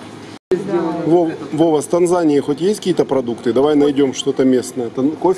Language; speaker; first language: Russian; native; Russian